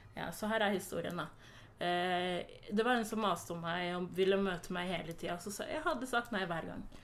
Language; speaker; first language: Norwegian; early bilingual, other home language; Swahili